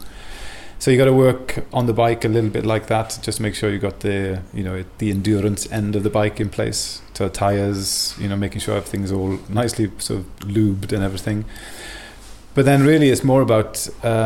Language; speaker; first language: English; native; English